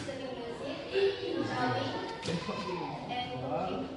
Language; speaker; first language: English; non-native, learner; Indonesian